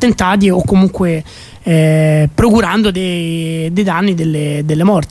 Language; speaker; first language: Italian; native; Italian